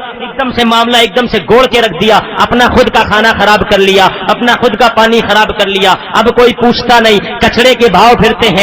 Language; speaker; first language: Urdu; native; Urdu